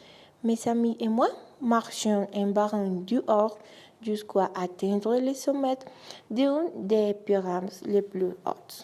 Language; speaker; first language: French; non-native, learner; Spanish